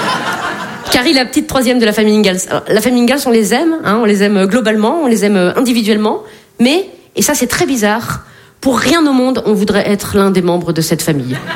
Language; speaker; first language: French; native; French